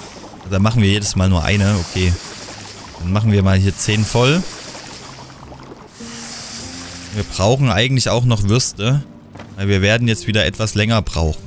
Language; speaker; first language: German; native; German